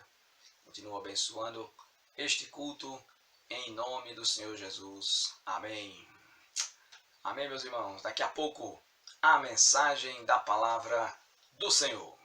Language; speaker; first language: Portuguese; native; Portuguese